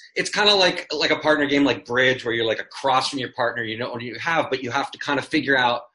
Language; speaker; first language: English; native; English